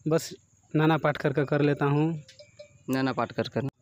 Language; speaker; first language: Hindi; native; Hindi